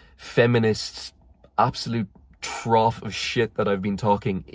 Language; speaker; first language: English; native; English